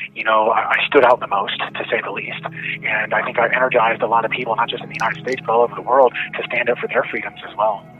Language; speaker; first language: English; native; English